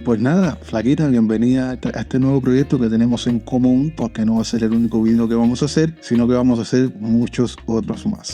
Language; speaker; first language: Spanish; native; Spanish